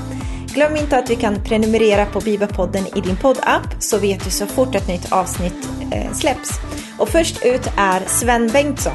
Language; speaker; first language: Swedish; native; Swedish